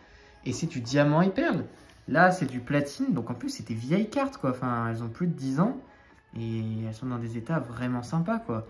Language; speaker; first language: French; native; French